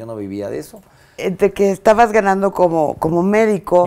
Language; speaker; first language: Spanish; native; Spanish